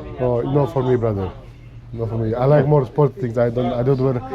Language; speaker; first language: English; non-native, learner; Polish